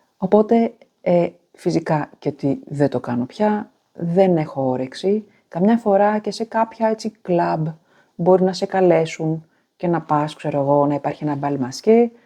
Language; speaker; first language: Greek; native; Greek